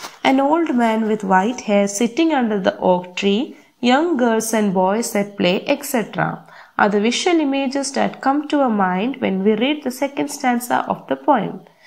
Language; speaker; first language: English; non-native, local second language; Malayalam